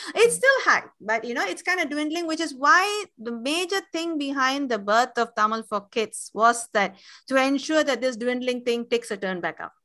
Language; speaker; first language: English; non-native, local second language; Tamil